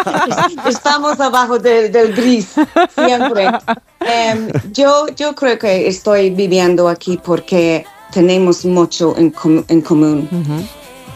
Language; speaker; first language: Spanish; non-native, learner; English